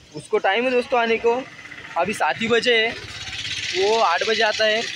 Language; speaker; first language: Hindi; non-native, local second language; Marathi